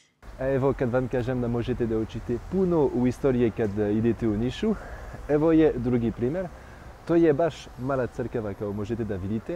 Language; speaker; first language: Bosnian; non-native, learner; French